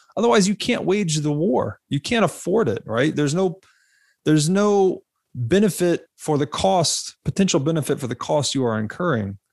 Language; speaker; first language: English; native; English